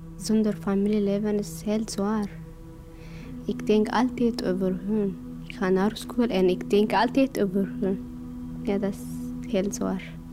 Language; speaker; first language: Dutch; non-native, learner; Tigrinya